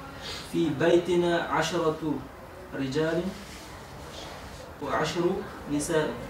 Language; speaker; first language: Arabic; non-native, learner; Uzbek